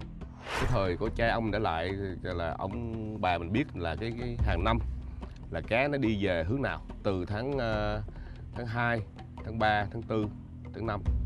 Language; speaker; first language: Vietnamese; native; Vietnamese